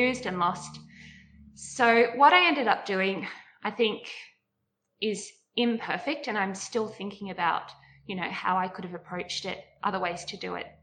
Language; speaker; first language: English; native; English